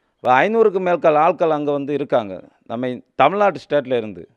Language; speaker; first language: Tamil; native; Tamil